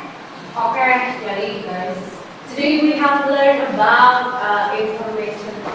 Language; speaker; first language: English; non-native, learner; Indonesian